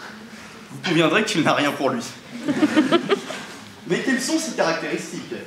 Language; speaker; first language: French; native; French